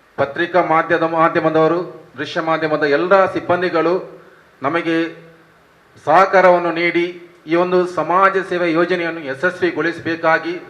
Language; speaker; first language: Kannada; native; Kannada